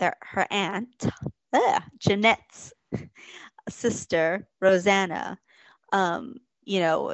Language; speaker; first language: English; native; English